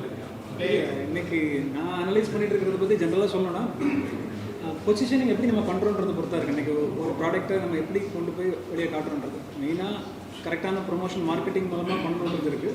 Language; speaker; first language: Tamil; native; Tamil